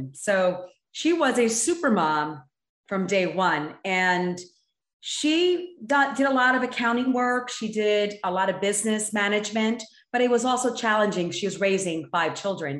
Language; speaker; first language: English; native; English